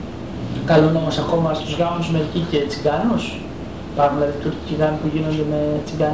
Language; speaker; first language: Greek; native; Greek